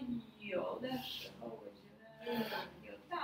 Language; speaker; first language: Chinese; non-native, learner; English